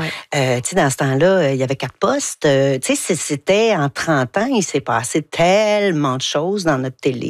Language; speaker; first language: French; native; French